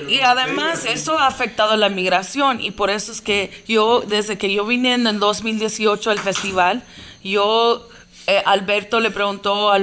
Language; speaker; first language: Spanish; early bilingual, heritage; Spanish